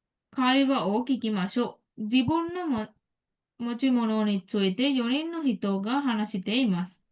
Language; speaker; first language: Japanese; non-native, fluent; Sinhala